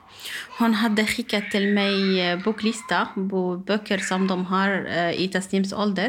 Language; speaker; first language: Swedish; non-native, learner; Arabic